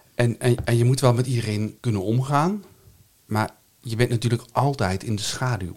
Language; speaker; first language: Dutch; native; Dutch